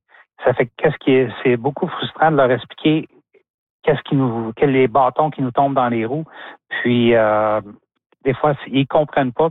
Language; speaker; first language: French; native; French